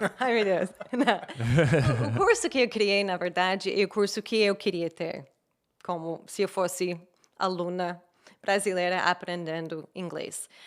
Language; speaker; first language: Portuguese; non-native, fluent; English